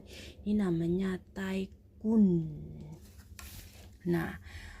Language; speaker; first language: Indonesian; native; Indonesian